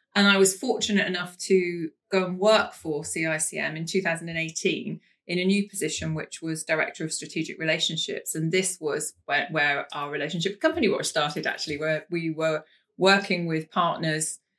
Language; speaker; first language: English; native; English